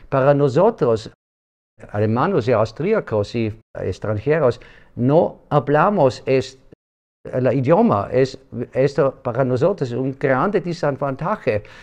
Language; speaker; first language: Spanish; non-native, learner; German